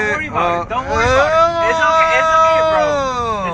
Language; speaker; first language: English; early bilingual, heritage; Korean